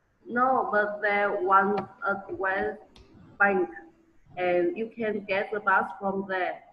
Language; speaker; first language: English; non-native, learner; Vietnamese